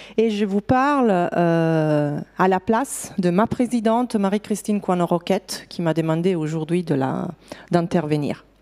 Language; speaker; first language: French; non-native, fluent; Italian